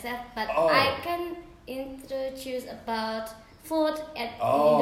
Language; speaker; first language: English; non-native, learner; Indonesian